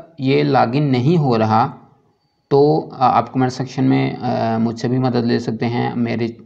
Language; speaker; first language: Urdu; non-native, local second language; Punjabi